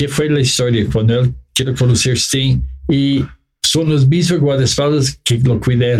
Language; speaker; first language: Spanish; non-native, fluent; English